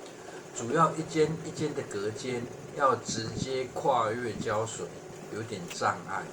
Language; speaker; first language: Chinese; native; Chinese